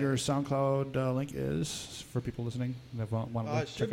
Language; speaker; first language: English; native; English